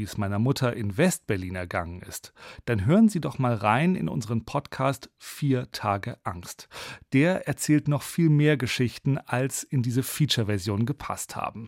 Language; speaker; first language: German; native; German